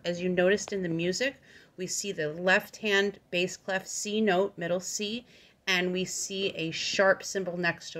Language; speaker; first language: English; native; English